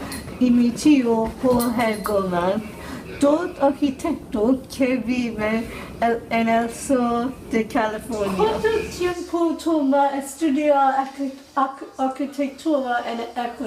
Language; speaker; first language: Spanish; non-native, learner; English